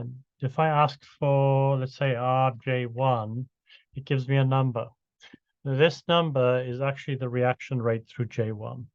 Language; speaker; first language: English; native; English